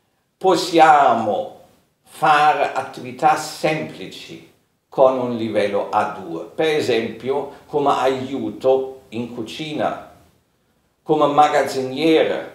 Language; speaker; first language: Italian; non-native, fluent; German